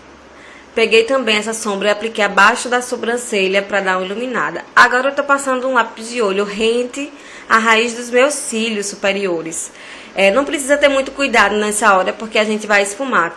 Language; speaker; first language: Portuguese; native; Portuguese